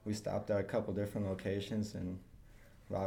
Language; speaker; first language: English; native; English